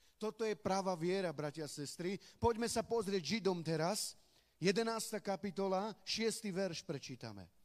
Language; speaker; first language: Slovak; non-native, local second language; Romany